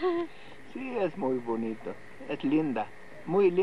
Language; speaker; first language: Spanish; non-native, learner; English